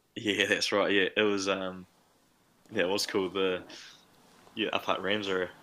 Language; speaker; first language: English; native; English